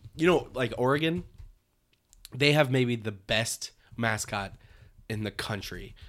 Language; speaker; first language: English; native; English